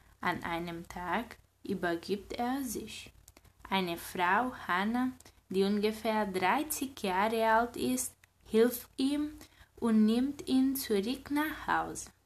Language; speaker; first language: German; non-native, learner; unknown